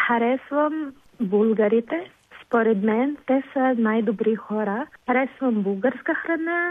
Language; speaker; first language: Bulgarian; non-native, learner; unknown